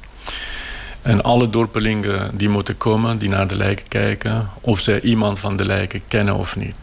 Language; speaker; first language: Dutch; non-native, fluent; Kurdish